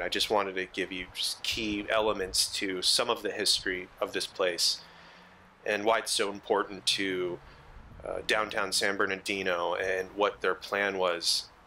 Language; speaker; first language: English; native; English